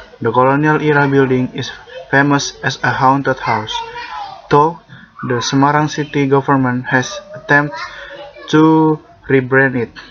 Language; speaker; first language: English; non-native, learner; Indonesian